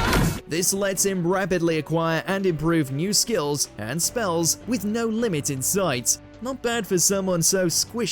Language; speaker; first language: English; native; English